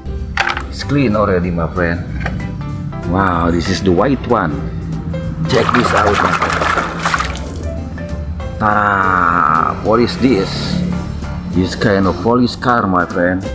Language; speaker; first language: English; non-native, learner; Indonesian